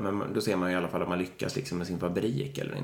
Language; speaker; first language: Swedish; native; Swedish